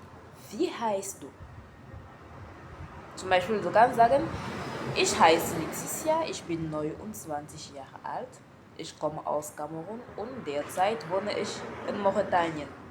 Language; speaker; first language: German; non-native, learner; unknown